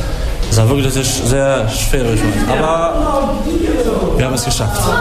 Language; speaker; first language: German; non-native, learner; Albanian